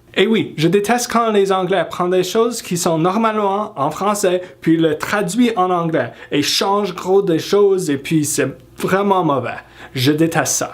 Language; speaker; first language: French; non-native, fluent; English